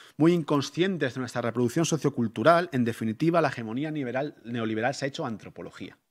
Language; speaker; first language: Spanish; native; Spanish